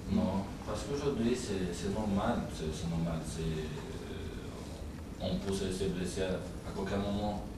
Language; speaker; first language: French; non-native, learner; Portuguese